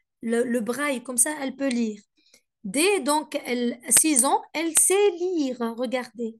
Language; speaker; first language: French; non-native, fluent; Arabic